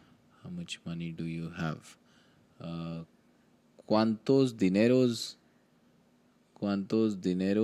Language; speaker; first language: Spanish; non-native, learner; Hindi